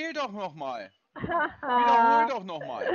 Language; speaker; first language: German; native; German